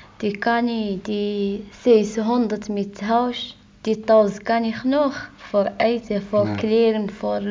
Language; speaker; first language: Dutch; non-native, learner; Arabic